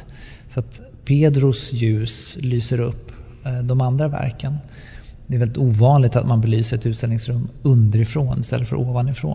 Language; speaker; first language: Swedish; native; Swedish